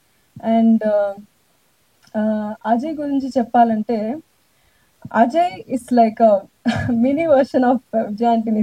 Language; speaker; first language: Telugu; non-native, learner; Tamil